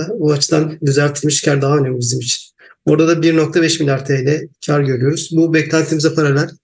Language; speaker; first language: Turkish; native; Turkish